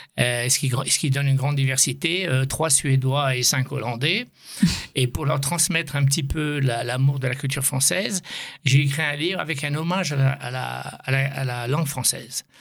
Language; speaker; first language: French; native; French